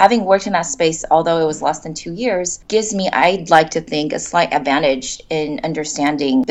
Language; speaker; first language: English; native; English